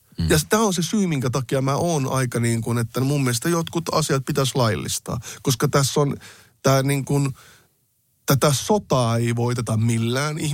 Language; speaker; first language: Finnish; early bilingual, other home language; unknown